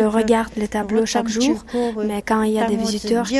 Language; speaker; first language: French; non-native, fluent; Russian